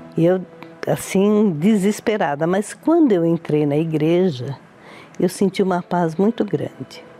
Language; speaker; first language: Portuguese; early bilingual, other home language; Italian